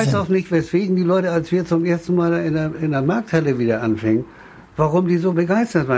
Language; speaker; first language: German; native; German